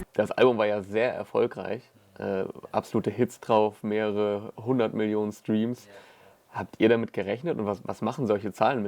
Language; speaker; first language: German; native; German